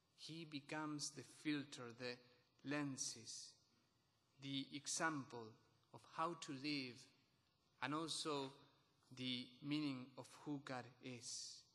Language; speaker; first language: English; non-native, fluent; Spanish